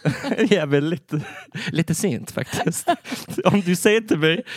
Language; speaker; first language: Swedish; non-native, learner; English